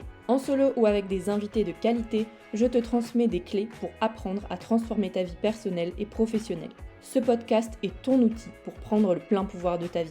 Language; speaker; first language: French; native; French